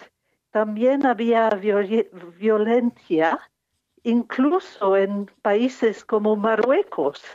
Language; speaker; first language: Spanish; non-native, fluent; English